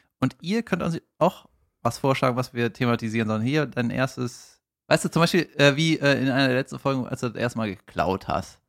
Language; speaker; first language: German; native; German